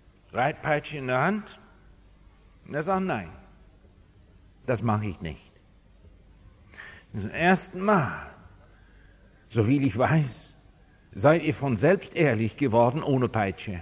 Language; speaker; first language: German; non-native, fluent; English